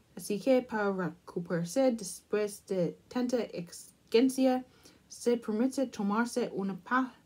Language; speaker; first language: Spanish; non-native, learner; English